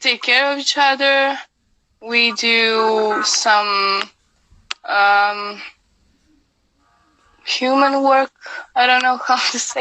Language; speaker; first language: English; non-native, learner; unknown